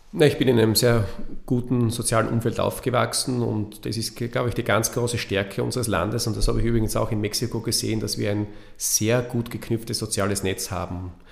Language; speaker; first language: German; native; German